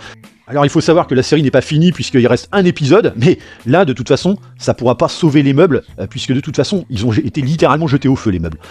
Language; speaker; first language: French; native; French